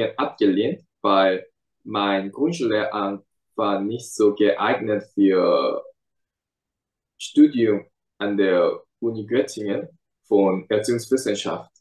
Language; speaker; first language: German; non-native, fluent; Korean